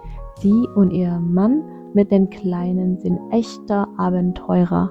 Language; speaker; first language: German; non-native, fluent; Vietnamese